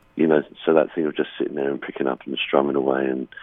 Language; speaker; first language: English; native; English